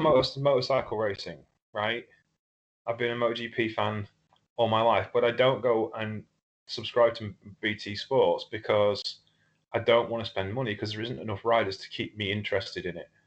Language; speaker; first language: English; native; English